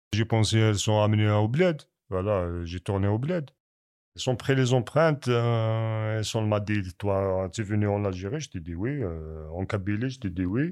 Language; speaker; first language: French; non-native, learner; Kabyle